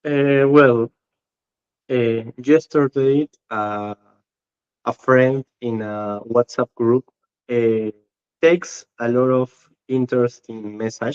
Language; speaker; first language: English; non-native, learner; Spanish